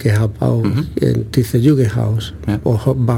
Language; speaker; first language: German; non-native, fluent; Spanish